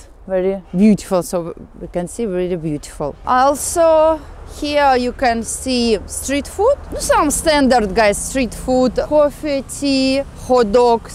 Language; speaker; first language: English; non-native, fluent; Russian